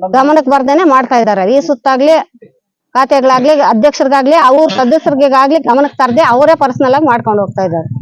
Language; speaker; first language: Kannada; native; Kannada